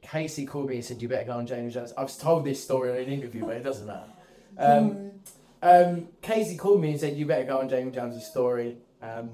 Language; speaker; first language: English; native; English